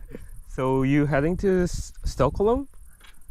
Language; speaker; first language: English; non-native, learner; Korean